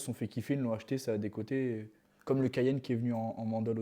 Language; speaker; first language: French; native; French